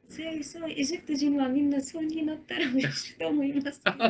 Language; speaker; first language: Japanese; non-native, learner; Arabic